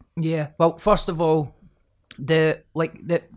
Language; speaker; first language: English; native; English